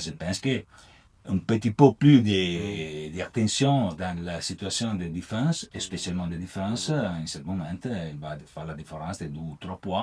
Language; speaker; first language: French; non-native, learner; Italian